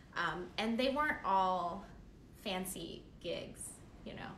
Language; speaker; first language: English; native; English